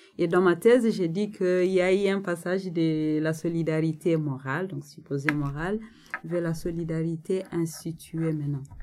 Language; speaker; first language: French; non-native, local second language; Nande